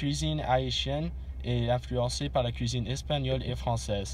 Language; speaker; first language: French; non-native, learner; English